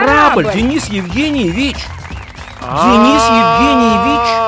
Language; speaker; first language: Russian; native; Russian